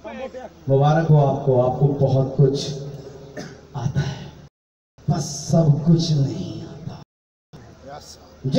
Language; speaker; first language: Hindi; native; Hindi